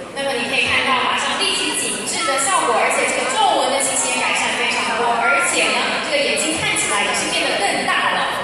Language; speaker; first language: Chinese; native; Chinese